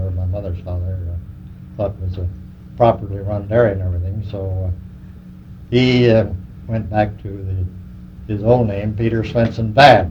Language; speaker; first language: English; native; English